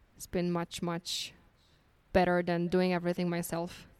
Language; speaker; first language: English; non-native, fluent; Polish